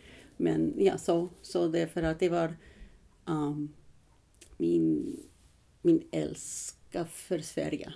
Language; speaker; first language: Swedish; early bilingual, heritage; English